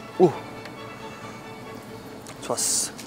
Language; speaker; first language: Korean; native; Korean